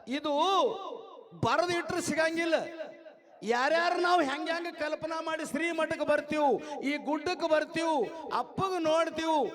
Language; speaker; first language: Kannada; native; Kannada